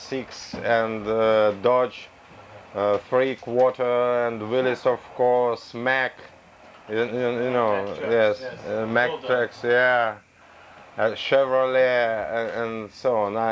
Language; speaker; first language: English; non-native, learner; Russian